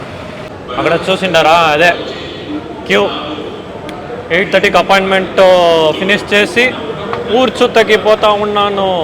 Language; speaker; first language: Telugu; non-native, learner; Kannada